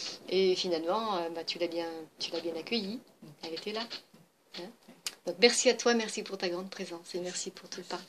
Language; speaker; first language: French; native; French